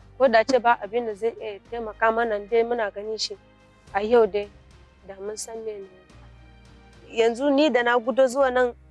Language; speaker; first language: Hausa; non-native, local second language; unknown